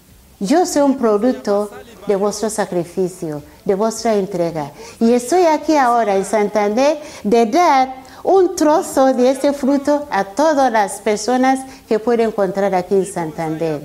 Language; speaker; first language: Spanish; non-native, fluent; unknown